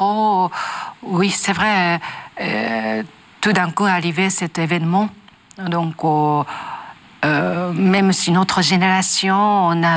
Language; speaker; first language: French; non-native, learner; Japanese